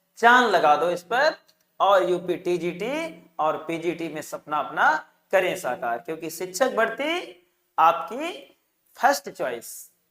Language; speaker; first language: Hindi; native; Hindi